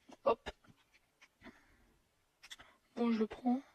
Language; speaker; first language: French; native; French